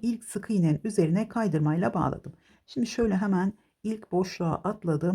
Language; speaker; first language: Turkish; native; Turkish